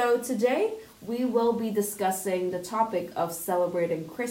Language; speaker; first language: English; non-native, local second language; Cantonese